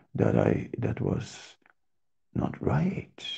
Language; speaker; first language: English; non-native, fluent; Dutch